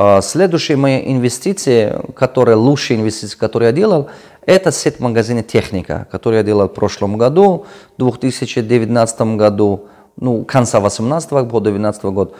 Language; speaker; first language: Russian; non-native, local second language; Tajik